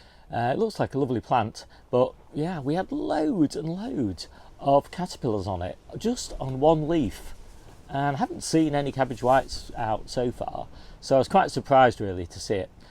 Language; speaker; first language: English; native; English